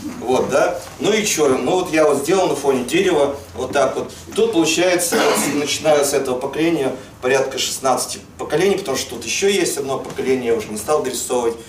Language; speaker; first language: Russian; native; Russian